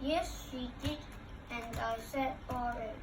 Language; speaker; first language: English; non-native, local second language; Cantonese